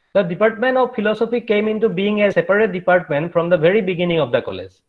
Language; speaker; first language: English; non-native, local second language; Assamese